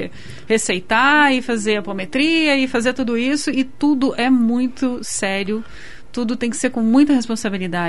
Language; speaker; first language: Portuguese; native; Portuguese